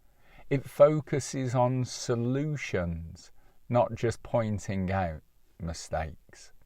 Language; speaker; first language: English; native; English